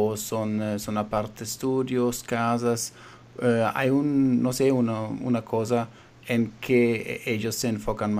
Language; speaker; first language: Spanish; non-native, fluent; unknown